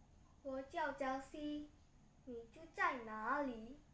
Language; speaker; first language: Chinese; non-native, learner; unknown